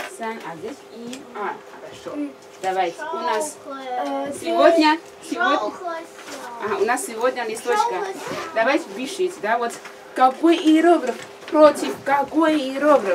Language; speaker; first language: Russian; non-native, learner; Chinese